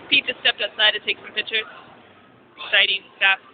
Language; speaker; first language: English; native; English